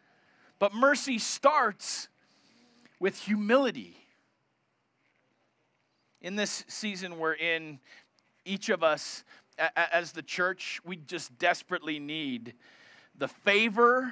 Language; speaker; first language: English; native; English